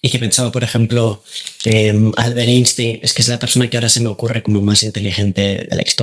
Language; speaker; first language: Spanish; native; Spanish